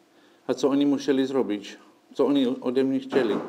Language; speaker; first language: Polish; non-native, fluent; English